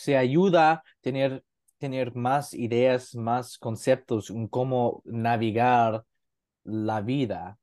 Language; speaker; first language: Spanish; non-native, learner; English